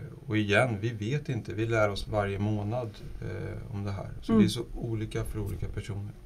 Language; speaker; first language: Swedish; non-native, fluent; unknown